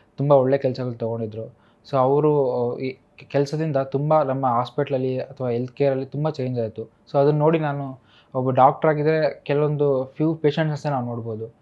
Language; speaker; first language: Kannada; native; Kannada